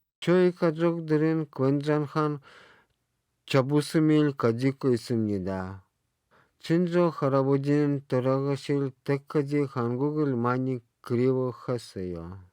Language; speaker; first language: Korean; non-native, learner; Russian